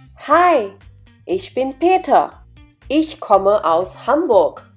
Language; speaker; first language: German; non-native, fluent; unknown